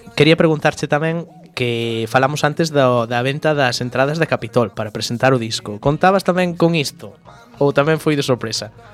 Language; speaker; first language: Galician; native; Galician